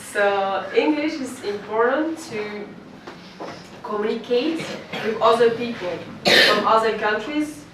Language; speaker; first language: English; non-native, fluent; French